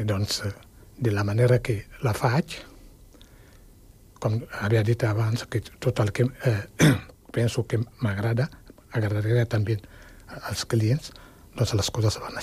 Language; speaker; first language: Catalan; non-native, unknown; Wolof